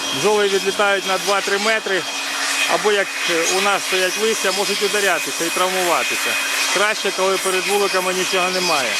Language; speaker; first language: Ukrainian; non-native, local second language; Russian